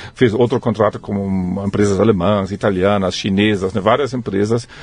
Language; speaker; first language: Portuguese; non-native, fluent; German